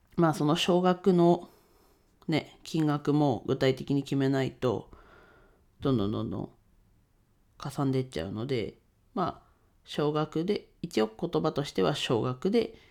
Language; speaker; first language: Japanese; native; Japanese